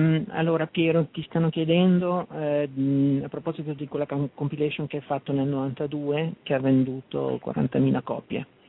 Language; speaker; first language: Italian; native; Italian